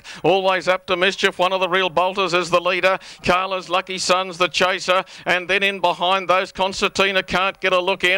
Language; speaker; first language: English; native; English